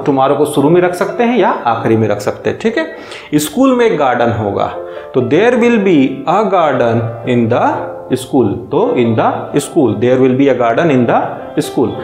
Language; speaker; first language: Hindi; native; Hindi